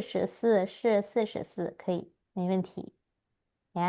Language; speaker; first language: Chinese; non-native, fluent; Indonesian